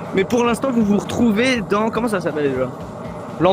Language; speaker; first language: French; native; French